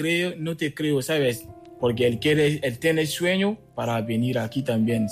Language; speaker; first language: Spanish; non-native, fluent; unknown